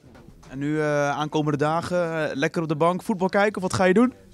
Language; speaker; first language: Dutch; native; Dutch